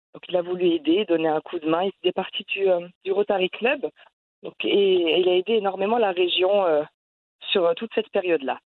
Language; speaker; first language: French; native; French